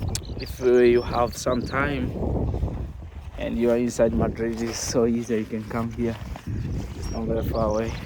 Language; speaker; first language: English; non-native, learner; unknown